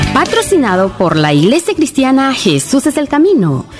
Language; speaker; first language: Spanish; early bilingual, other home language; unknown